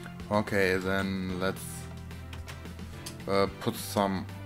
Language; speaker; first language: English; non-native, learner; German